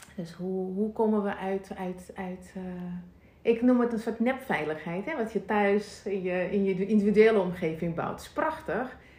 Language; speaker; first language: Dutch; non-native, fluent; Russian